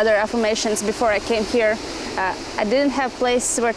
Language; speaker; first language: English; non-native, fluent; Latvian